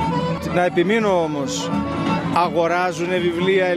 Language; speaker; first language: Greek; native; Greek